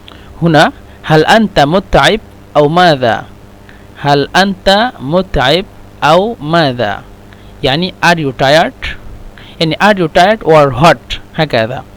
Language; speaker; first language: Arabic; non-native, fluent; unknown